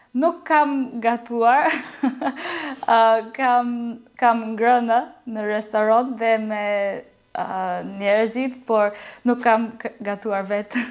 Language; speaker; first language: Albanian; non-native, learner; English